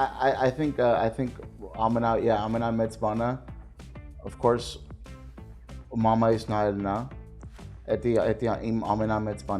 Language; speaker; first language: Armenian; early bilingual, heritage; Armenian